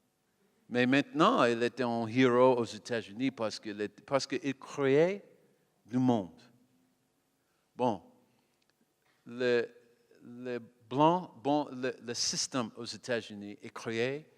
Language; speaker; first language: French; non-native, learner; English